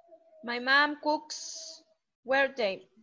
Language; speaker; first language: English; non-native, fluent; Spanish